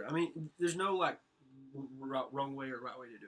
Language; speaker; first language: English; native; English